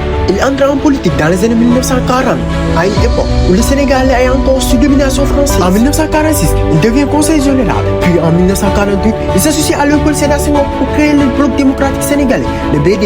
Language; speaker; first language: French; non-native, local second language; Wolof